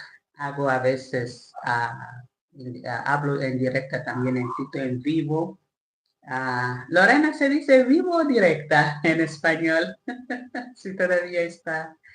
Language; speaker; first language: Spanish; non-native, learner; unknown